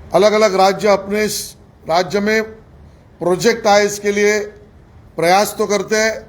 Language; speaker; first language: Hindi; non-native, local second language; Marathi